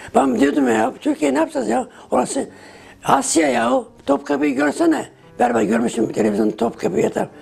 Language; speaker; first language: Turkish; native; Turkish